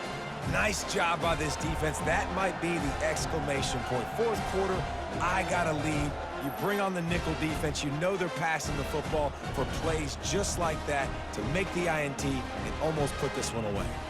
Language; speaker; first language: English; native; English